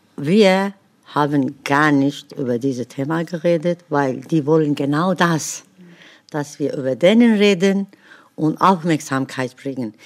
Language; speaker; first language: German; non-native, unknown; Kurdish